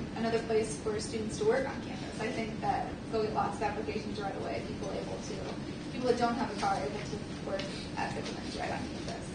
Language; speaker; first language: English; native; English